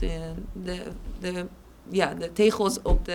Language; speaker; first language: Dutch; non-native, fluent; Persian